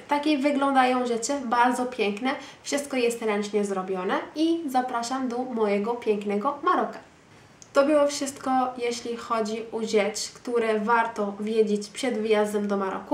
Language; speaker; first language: Polish; non-native, fluent; Arabic